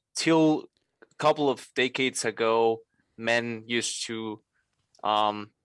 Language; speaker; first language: English; non-native, fluent; Spanish